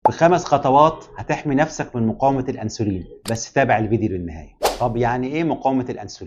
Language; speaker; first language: Arabic; native; Arabic